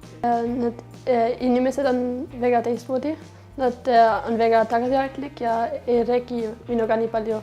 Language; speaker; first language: Estonian; non-native, learner; German